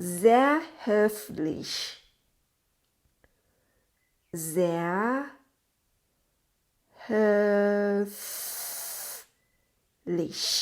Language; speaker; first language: German; non-native, fluent; Thai